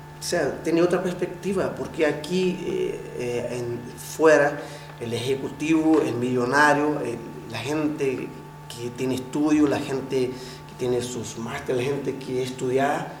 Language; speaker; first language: Spanish; non-native, fluent; Portuguese